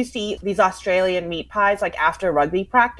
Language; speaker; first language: English; non-native, local second language; Cantonese